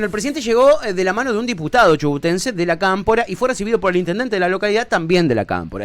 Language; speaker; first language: Spanish; native; Spanish